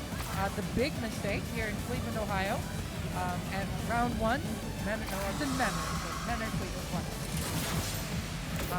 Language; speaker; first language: English; native; English